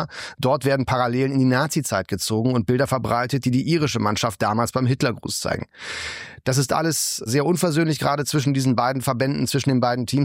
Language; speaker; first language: German; native; German